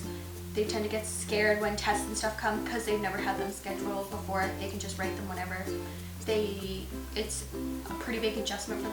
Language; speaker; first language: English; native; English